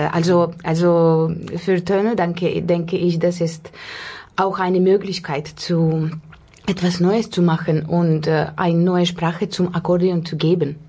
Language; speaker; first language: German; non-native, learner; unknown